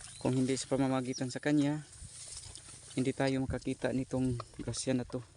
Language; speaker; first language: Filipino; non-native, local second language; Cebuano